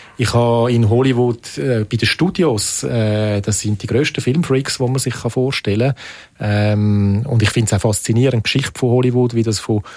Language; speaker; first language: German; native; German